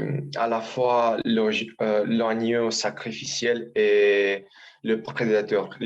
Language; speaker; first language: French; non-native, learner; Romanian